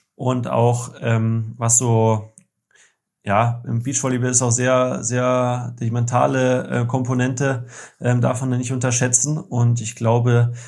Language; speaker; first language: German; native; German